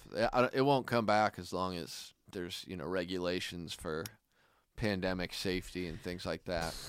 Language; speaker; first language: English; native; English